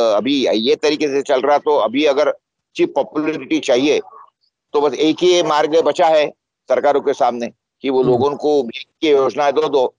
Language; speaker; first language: Hindi; non-native, local second language; Marathi